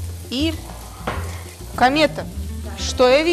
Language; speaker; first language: Russian; native; Russian